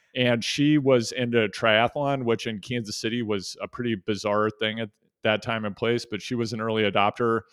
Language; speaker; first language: English; native; English